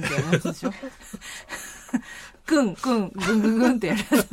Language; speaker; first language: Japanese; native; Japanese